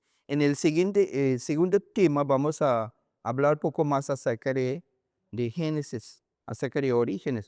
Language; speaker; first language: Spanish; non-native, learner; English